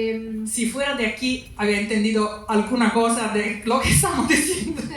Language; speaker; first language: Spanish; non-native, learner; Italian